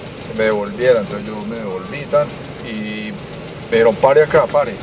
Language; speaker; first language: Spanish; native; Spanish